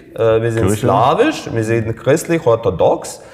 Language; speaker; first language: German; non-native, fluent; Serbian